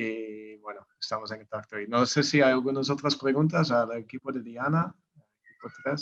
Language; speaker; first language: Spanish; non-native, learner; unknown